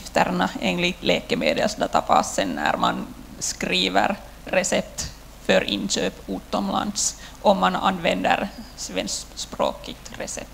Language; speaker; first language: Swedish; non-native, local second language; Finnish